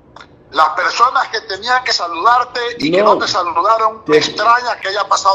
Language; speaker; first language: Spanish; native; Spanish